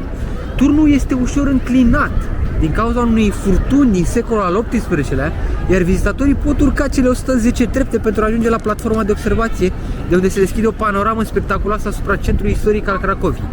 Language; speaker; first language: Romanian; native; Romanian